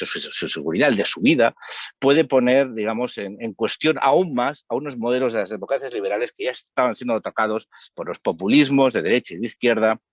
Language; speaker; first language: Spanish; native; Spanish